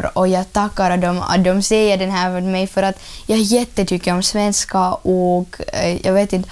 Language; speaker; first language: Swedish; non-native, learner; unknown